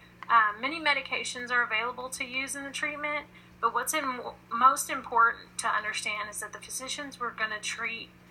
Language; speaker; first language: English; native; English